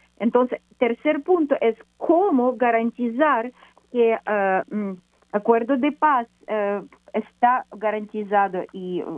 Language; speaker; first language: Spanish; non-native, fluent; Ukrainian